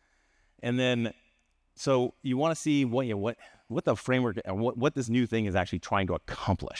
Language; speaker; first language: English; native; English